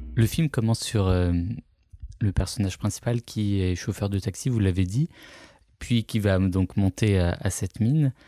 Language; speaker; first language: French; native; French